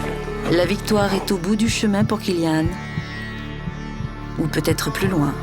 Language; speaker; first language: French; native; French